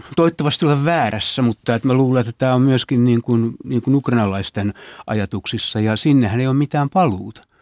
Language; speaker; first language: Finnish; native; Finnish